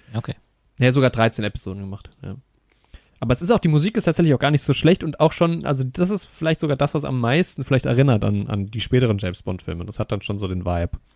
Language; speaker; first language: German; native; German